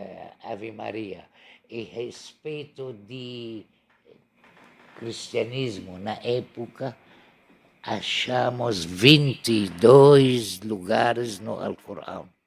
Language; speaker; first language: Portuguese; non-native, learner; Arabic